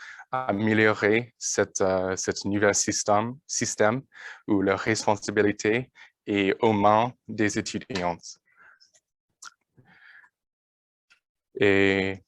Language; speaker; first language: French; non-native, learner; English